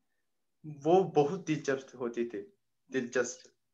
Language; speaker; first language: Hindi; non-native, learner; Korean